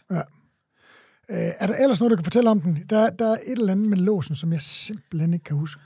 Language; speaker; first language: Danish; native; Danish